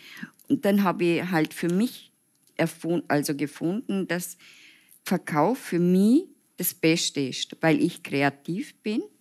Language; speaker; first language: German; non-native, fluent; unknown